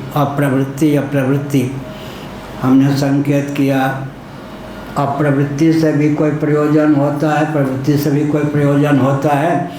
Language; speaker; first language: Hindi; non-native, local second language; Maithili